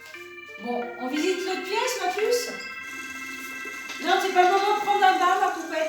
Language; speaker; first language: French; native; French